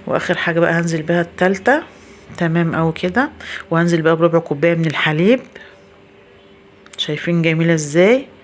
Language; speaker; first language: Arabic; native; Arabic